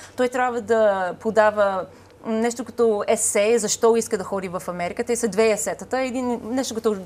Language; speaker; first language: Bulgarian; non-native, fluent; English